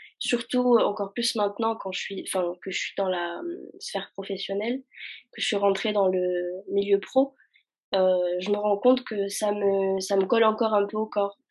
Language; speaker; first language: French; early bilingual, other home language; Arabic